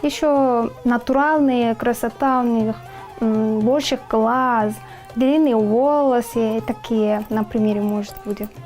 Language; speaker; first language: Russian; non-native, learner; Turkmen